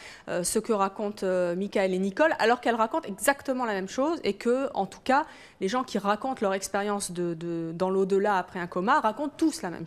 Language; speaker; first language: French; native; French